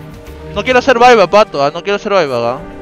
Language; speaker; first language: Spanish; native; Spanish